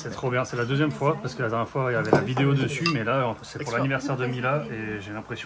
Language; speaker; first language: French; native; French